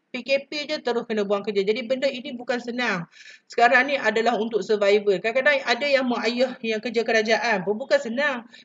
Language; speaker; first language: Malay; native; Malay